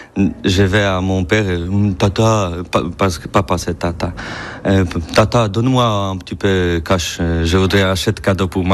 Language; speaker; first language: French; non-native, learner; Polish